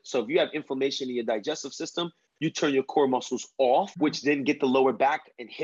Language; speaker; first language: English; early bilingual, other home language; Spanish